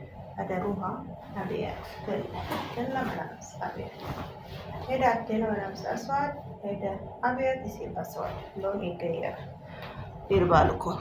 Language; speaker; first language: Arabic; non-native, learner; Amharic